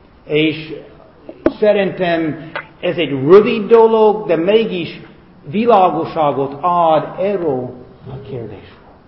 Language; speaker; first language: Hungarian; non-native, fluent; English